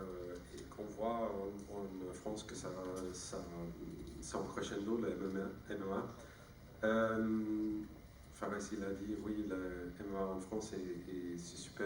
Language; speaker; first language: French; non-native, fluent; English